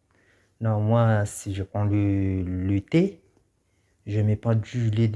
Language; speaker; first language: French; non-native, local second language; Comorian